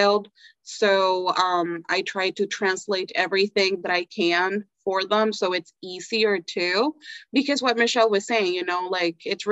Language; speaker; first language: English; non-native, fluent; Spanish